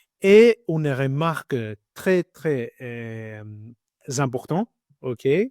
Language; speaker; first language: French; non-native, learner; Greek